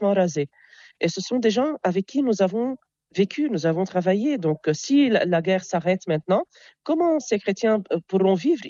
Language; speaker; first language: French; non-native, local second language; Arabic